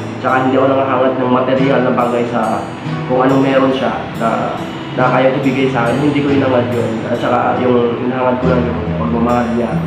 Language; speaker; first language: Filipino; native; Filipino